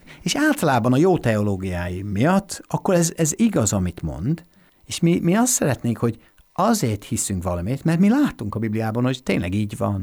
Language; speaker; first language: Hungarian; non-native, fluent; English